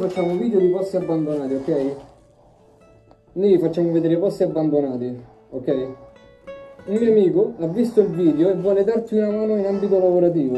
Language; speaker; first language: Italian; native; Italian